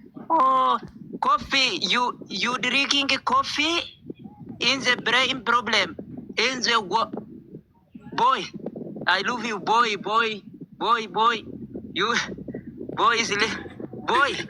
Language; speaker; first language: English; non-native, learner; Oromo